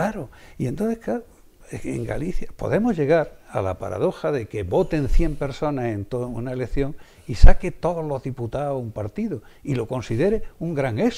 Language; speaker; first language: Spanish; native; Spanish